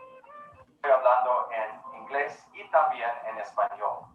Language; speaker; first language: Spanish; non-native, learner; English